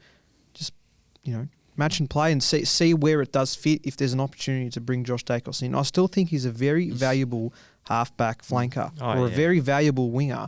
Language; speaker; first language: English; native; English